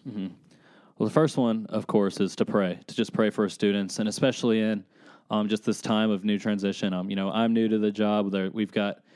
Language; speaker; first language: English; native; English